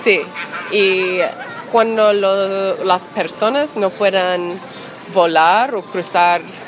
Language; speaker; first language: Spanish; non-native, learner; English